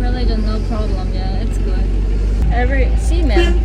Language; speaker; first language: English; non-native, learner; Korean